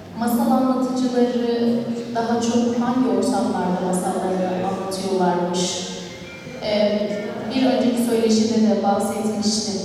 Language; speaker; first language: Turkish; native; Turkish